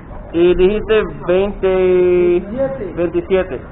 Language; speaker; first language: Spanish; non-native, learner; English